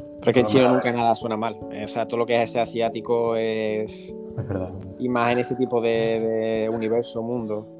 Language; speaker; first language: Spanish; native; Spanish